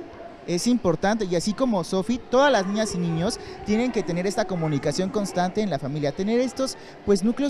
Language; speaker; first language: Spanish; native; Spanish